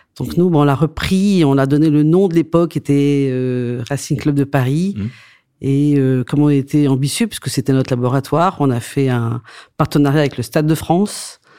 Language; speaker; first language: French; native; French